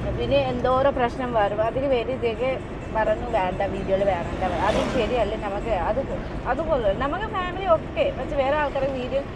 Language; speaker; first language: Malayalam; non-native, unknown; Nepali